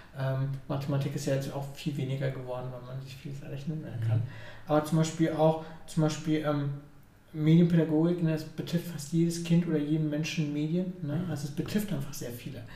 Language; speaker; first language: German; early bilingual, other home language; Ukrainian